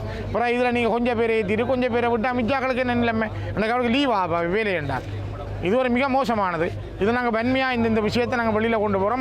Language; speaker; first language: Tamil; native; Tamil